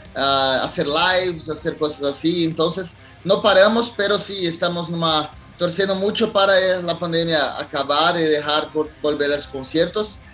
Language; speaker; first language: Spanish; non-native, learner; Portuguese